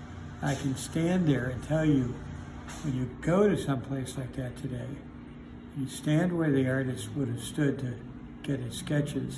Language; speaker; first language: English; native; English